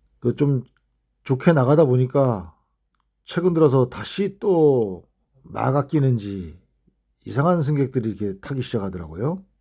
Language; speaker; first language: Korean; native; Korean